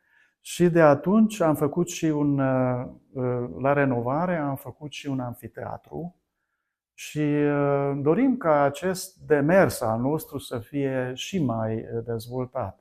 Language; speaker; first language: Romanian; non-native, local second language; Hungarian